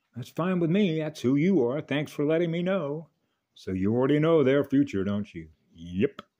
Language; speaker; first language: English; native; English